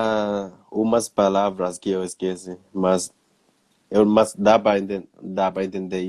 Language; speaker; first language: Portuguese; non-native, learner; Thai